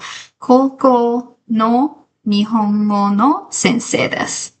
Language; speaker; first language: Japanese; non-native, fluent; English